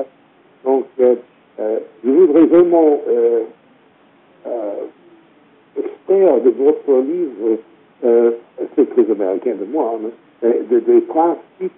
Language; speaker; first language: French; non-native, fluent; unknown